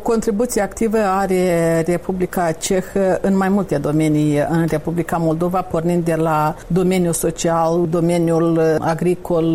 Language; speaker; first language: Romanian; native; Romanian